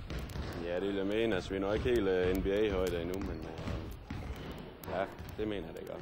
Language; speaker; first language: Danish; native; Danish